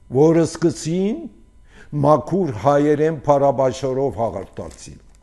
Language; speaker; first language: Armenian; early bilingual, heritage; Armenian